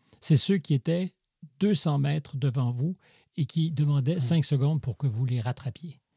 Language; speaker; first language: French; native; French